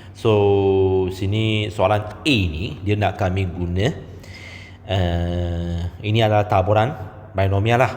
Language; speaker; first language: Malay; non-native, local second language; Chinese